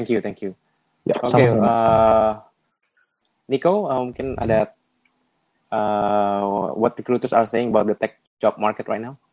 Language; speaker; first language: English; non-native, fluent; Indonesian